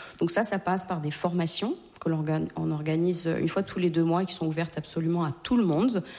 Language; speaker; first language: French; native; French